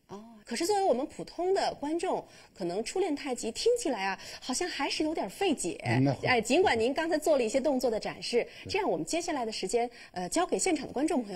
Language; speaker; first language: Chinese; native; Chinese